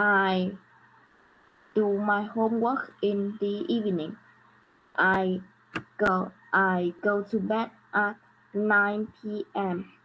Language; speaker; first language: English; non-native, learner; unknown